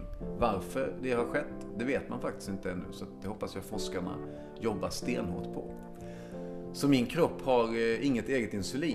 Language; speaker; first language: Swedish; native; Swedish